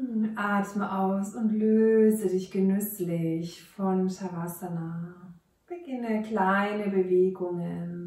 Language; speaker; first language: German; native; German